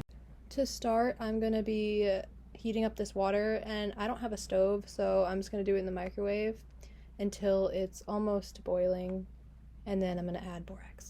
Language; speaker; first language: English; native; English